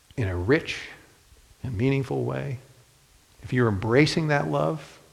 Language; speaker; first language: English; native; English